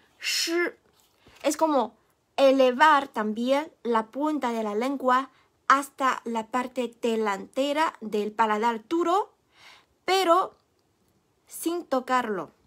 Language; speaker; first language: Spanish; non-native, fluent; Chinese